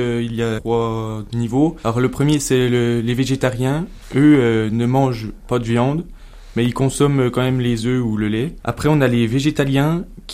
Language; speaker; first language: French; native; French